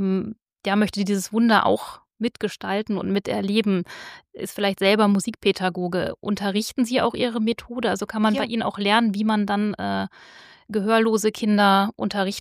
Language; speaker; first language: German; native; German